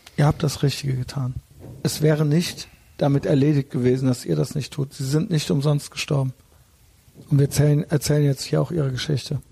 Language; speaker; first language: German; native; German